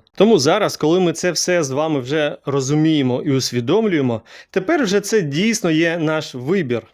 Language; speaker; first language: Ukrainian; non-native, local second language; Russian